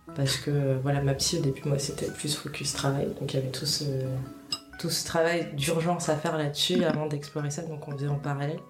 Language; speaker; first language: French; early bilingual, other home language; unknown